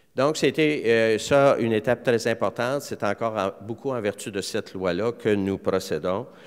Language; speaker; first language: French; native; French